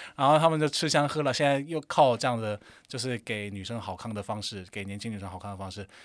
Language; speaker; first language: Chinese; non-native, fluent; Korean